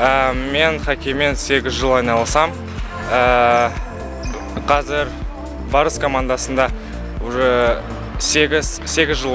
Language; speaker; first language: Kazakh; non-native, local second language; Russian